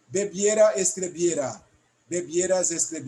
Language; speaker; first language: Spanish; non-native, fluent; Portuguese